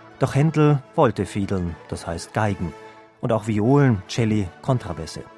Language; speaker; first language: German; native; German